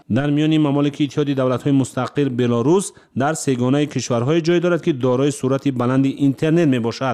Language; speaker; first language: Tajik; native; Tajik